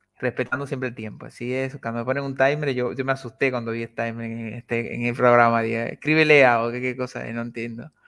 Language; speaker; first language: Spanish; native; Spanish